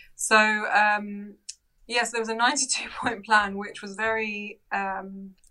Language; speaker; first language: English; native; English